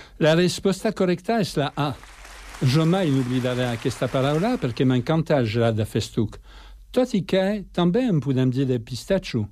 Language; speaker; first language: Catalan; non-native, learner; French